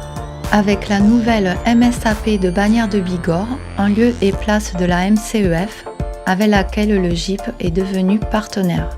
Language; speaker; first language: French; native; French